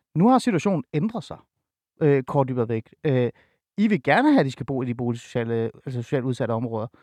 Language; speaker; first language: Danish; early bilingual, other home language; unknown